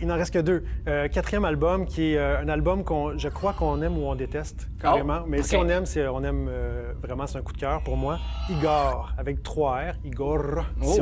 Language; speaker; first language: French; native; French